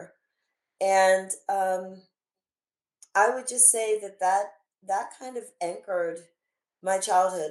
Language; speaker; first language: English; native; English